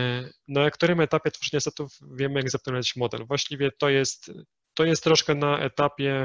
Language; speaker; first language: Polish; native; Polish